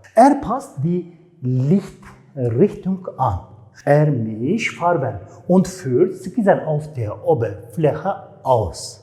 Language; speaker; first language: German; non-native, fluent; Turkish